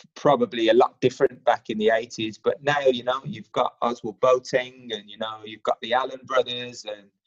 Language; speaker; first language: English; native; English